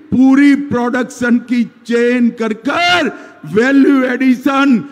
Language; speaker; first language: Hindi; non-native, local second language; Gujarati